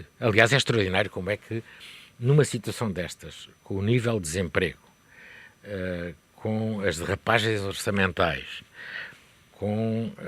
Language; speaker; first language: Portuguese; native; Portuguese